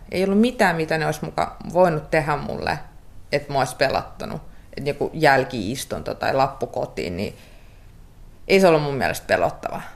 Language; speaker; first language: Finnish; early bilingual, other home language; Russian